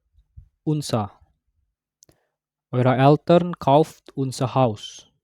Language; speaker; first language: German; non-native, learner; Indonesian